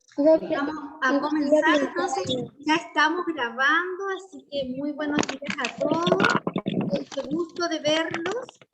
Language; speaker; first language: Spanish; native; Spanish